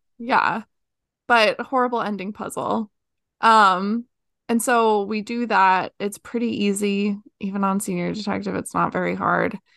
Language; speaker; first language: English; native; English